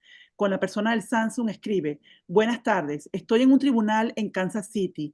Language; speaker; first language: Spanish; native; Spanish